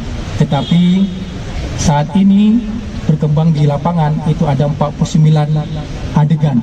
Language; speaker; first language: Indonesian; native; Indonesian